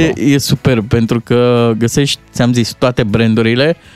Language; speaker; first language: Romanian; native; Romanian